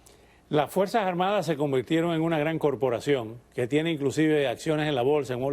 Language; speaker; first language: Spanish; native; Spanish